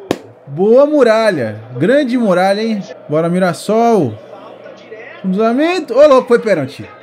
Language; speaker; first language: Portuguese; native; Portuguese